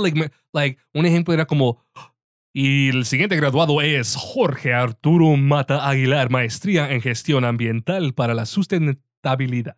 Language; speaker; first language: Spanish; early bilingual, heritage; Spanish